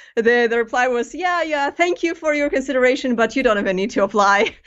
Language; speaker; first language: English; non-native, fluent; Greek